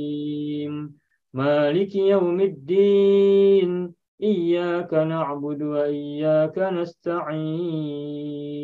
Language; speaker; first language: Arabic; non-native, fluent; Indonesian